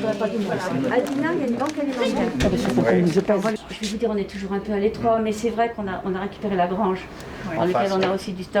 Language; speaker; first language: French; native; French